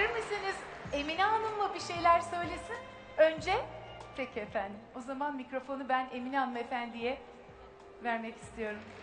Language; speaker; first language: Turkish; native; Turkish